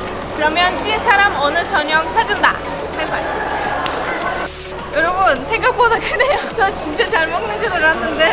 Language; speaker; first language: Korean; non-native, learner; Turkish